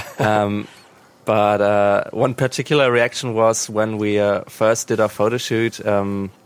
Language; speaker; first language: English; non-native, fluent; German